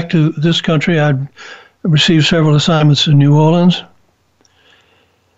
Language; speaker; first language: English; native; English